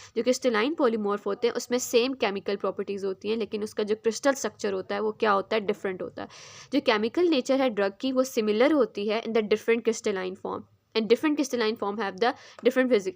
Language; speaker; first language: Hindi; native; Hindi